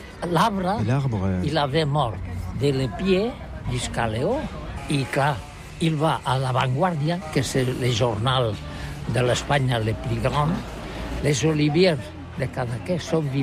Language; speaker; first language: French; non-native, learner; Catalan